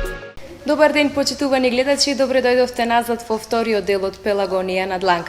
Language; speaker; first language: Macedonian; native; Macedonian